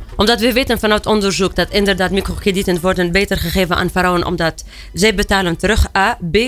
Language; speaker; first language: Dutch; non-native, fluent; Arabic